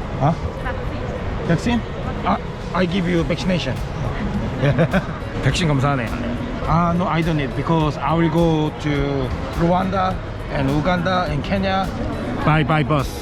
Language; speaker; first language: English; non-native, learner; Korean